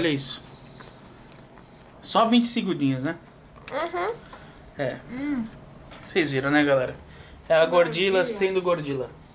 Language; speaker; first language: Portuguese; native; Portuguese